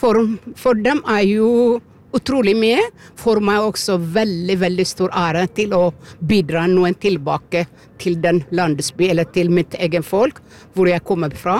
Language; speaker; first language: Norwegian; non-native, fluent; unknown